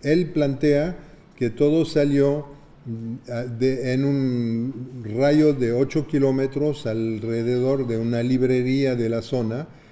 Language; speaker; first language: Spanish; non-native, fluent; French